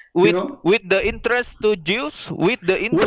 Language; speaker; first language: English; non-native, learner; Indonesian